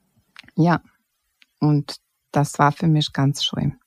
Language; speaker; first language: German; non-native, fluent; Croatian